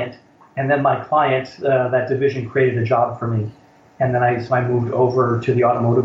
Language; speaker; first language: English; native; English